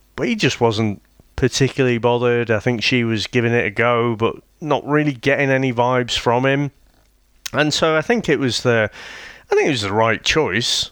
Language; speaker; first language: English; native; English